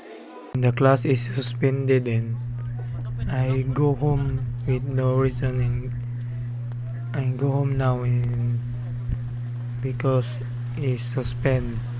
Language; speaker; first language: English; non-native, learner; Cebuano